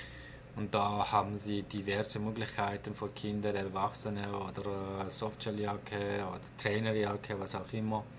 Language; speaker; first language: German; non-native, fluent; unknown